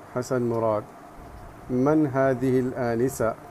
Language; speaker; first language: Arabic; non-native, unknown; Urdu